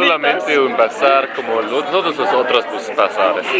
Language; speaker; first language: Spanish; non-native, learner; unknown